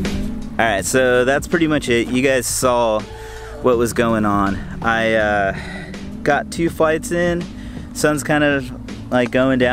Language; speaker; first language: English; native; English